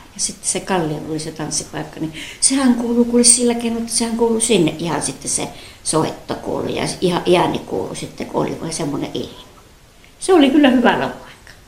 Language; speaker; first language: Finnish; native; Finnish